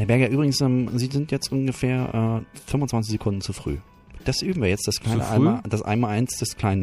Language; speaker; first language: German; native; German